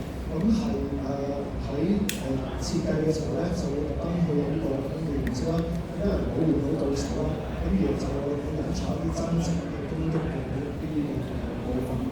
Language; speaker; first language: Cantonese; native; Cantonese